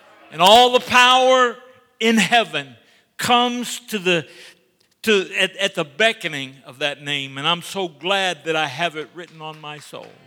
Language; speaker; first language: English; native; English